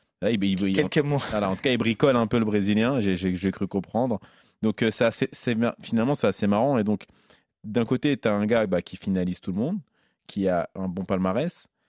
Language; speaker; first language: French; native; French